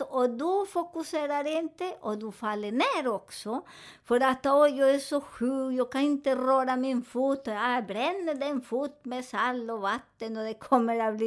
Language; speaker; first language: Swedish; non-native, learner; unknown